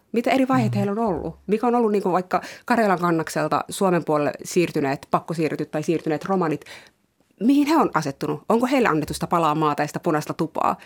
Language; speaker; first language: Finnish; early bilingual, other home language; Somali